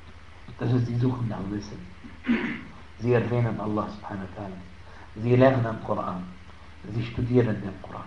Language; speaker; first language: German; non-native, fluent; Arabic